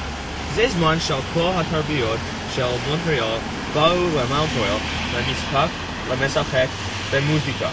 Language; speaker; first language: Hebrew; non-native, learner; English